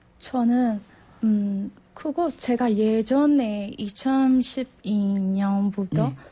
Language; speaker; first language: Korean; non-native, learner; Burmese